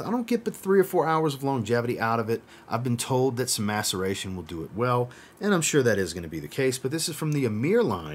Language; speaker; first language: English; native; English